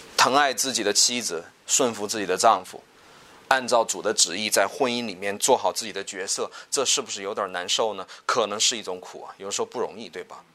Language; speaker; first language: Chinese; native; Chinese